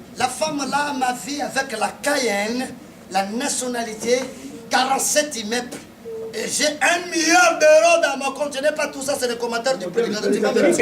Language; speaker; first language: French; non-native, local second language; Lingala